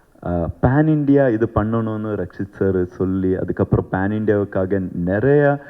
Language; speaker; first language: Tamil; non-native, learner; Kannada